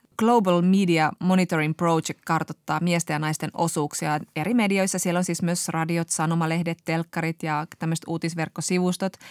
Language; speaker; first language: Finnish; native; Finnish